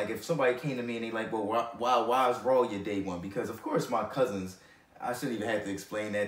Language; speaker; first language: English; native; English